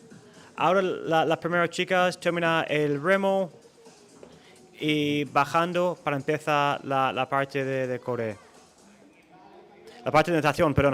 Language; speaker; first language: Spanish; non-native, learner; English